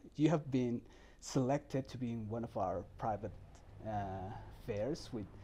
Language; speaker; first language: English; non-native, fluent; Spanish